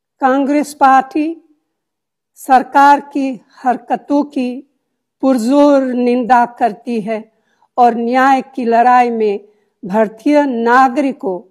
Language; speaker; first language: Hindi; non-native, fluent; Italian